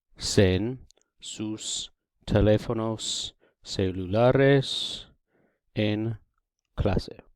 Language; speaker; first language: Spanish; non-native, fluent; English